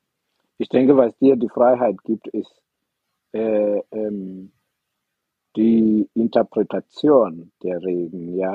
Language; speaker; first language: German; non-native, fluent; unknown